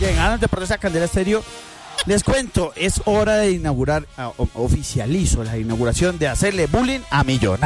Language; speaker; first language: Spanish; native; Spanish